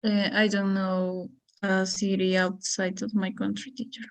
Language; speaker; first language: English; non-native, learner; Spanish